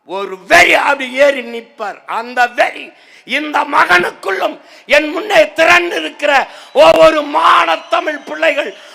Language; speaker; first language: Tamil; native; Tamil